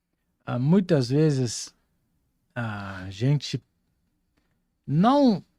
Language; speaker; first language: Portuguese; non-native, fluent; Dutch